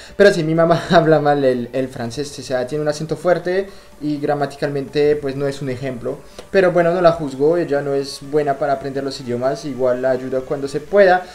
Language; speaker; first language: Spanish; non-native, fluent; French